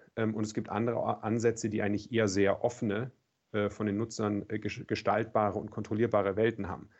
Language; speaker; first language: German; native; German